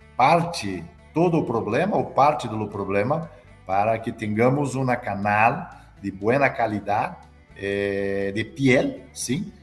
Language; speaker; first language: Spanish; non-native, learner; Portuguese